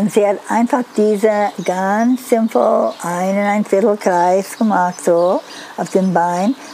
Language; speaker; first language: German; non-native, learner; Dutch